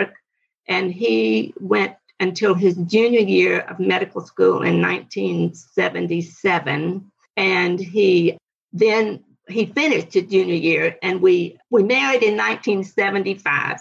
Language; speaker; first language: English; native; English